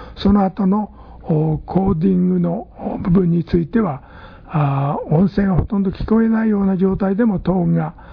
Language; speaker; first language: Japanese; native; Japanese